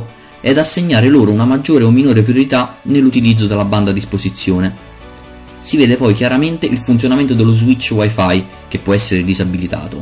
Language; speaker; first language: Italian; native; Italian